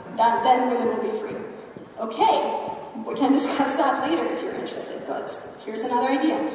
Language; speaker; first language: English; non-native, fluent; Russian